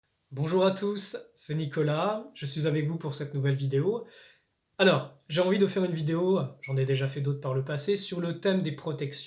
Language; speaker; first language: French; native; French